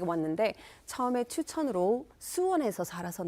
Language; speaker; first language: Korean; non-native, fluent; English